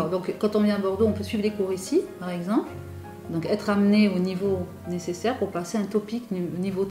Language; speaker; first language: French; native; French